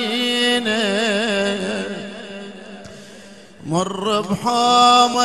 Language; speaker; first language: Arabic; native; Arabic